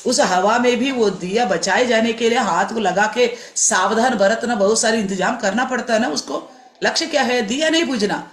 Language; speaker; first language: Hindi; non-native, local second language; Telugu